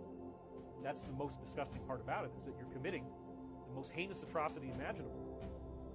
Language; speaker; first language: English; native; English